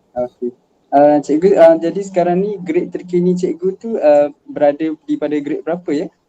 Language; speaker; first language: Malay; native; Malay